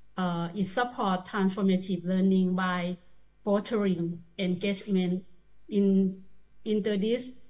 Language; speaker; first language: English; non-native, learner; Thai